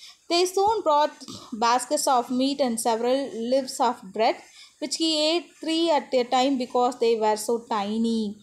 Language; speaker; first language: English; non-native, local second language; Tamil